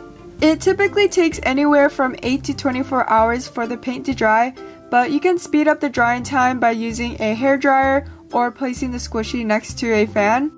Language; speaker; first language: English; native; English